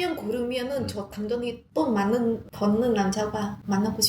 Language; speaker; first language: Korean; non-native, learner; Vietnamese